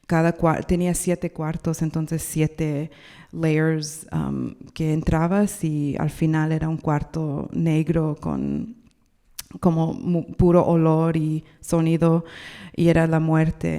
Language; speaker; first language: Spanish; non-native, learner; English